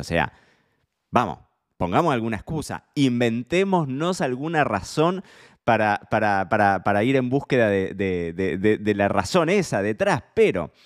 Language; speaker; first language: Spanish; native; Spanish